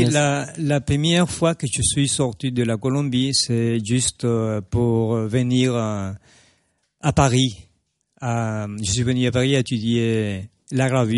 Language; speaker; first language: French; non-native, fluent; Spanish